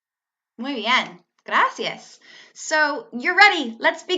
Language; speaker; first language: Spanish; non-native, learner; English